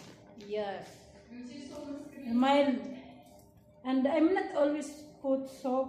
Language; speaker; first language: English; non-native, local second language; Filipino